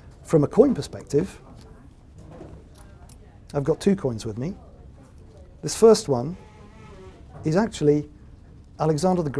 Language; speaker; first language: English; native; English